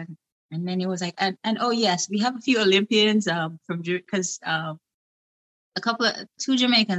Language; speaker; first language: English; non-native, local second language; Jamaican Creole English